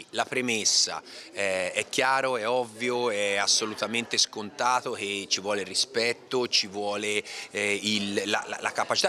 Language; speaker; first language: Italian; native; Italian